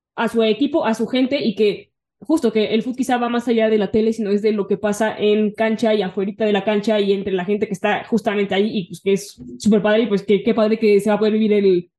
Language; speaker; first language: Spanish; native; Spanish